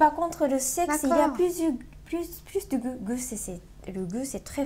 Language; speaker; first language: French; non-native, learner; Japanese